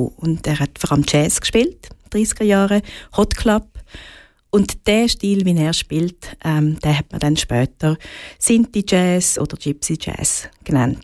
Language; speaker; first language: German; native; German